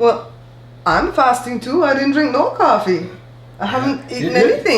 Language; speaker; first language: English; native; English